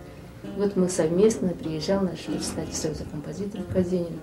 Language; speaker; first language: Russian; non-native, local second language; Tuvinian